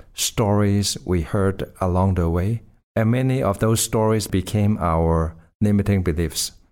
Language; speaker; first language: English; non-native, local second language; Cantonese